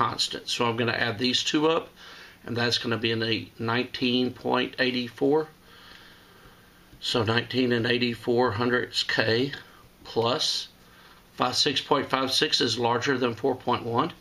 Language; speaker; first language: English; native; English